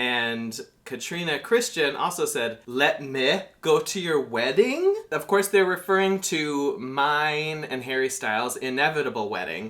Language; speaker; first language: English; native; English